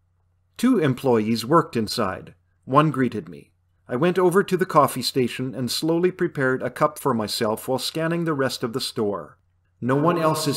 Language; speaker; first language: English; native; English